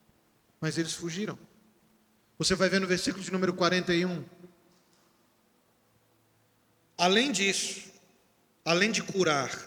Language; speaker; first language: Portuguese; native; Portuguese